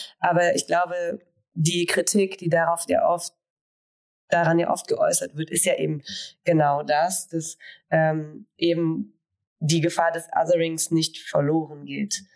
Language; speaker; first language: German; native; German